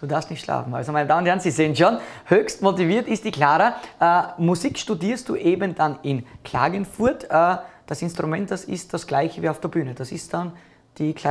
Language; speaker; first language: German; native; German